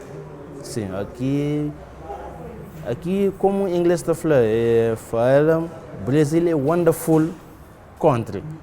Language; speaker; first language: Portuguese; non-native, fluent; Haitian Creole